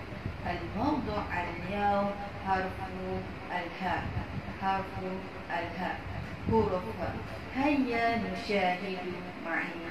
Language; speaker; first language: Arabic; non-native, fluent; Malay